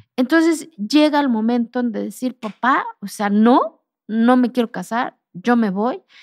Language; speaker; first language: Spanish; non-native, local second language; Zapotec